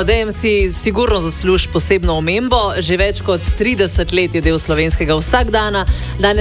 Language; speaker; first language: Slovenian; native; Slovenian